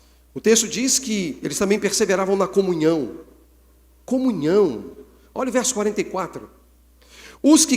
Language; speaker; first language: Portuguese; native; Portuguese